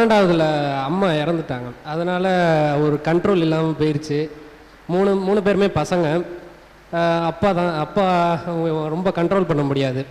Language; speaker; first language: Tamil; native; Tamil